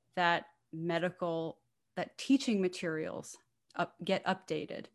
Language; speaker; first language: English; native; English